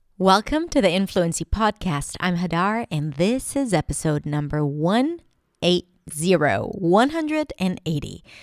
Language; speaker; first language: English; non-native, fluent; Hebrew